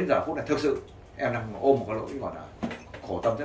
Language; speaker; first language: Vietnamese; native; Vietnamese